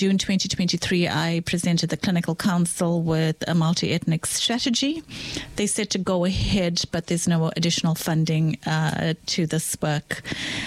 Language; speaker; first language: English; native; English